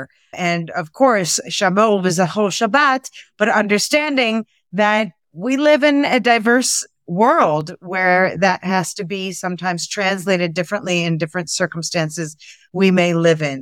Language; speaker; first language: English; native; English